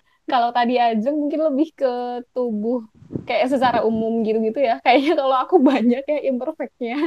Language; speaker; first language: Indonesian; native; Indonesian